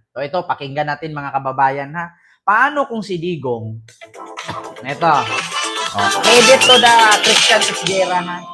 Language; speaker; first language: Filipino; non-native, local second language; Cebuano